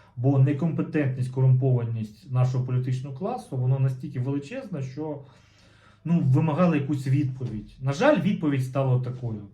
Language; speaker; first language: Ukrainian; non-native, local second language; Russian